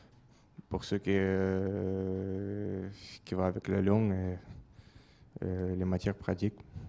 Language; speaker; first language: French; non-native, fluent; Russian